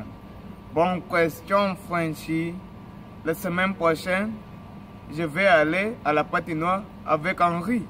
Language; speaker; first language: French; non-native, learner; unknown